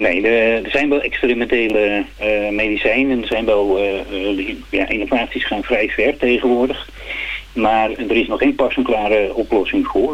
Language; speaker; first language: Dutch; native; Dutch